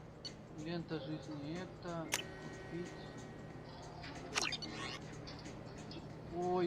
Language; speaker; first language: Russian; native; Russian